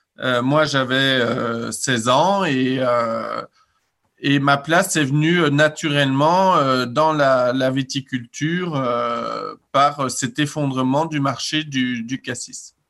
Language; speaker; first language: French; native; French